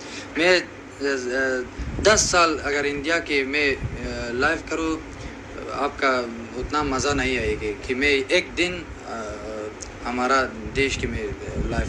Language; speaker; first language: Hindi; non-native, learner; Persian